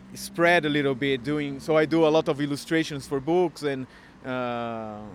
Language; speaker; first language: English; non-native, fluent; Portuguese